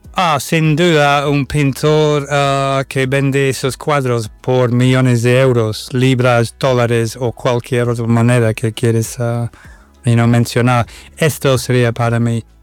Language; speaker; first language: Spanish; non-native, fluent; English